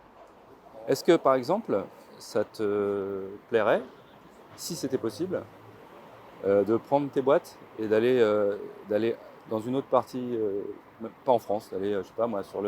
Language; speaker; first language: French; native; French